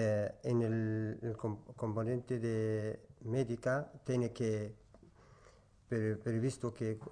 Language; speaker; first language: Spanish; non-native, learner; Kurdish